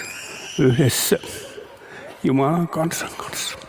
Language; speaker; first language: Finnish; native; Finnish